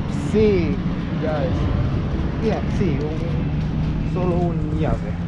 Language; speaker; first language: Spanish; non-native, learner; Romanian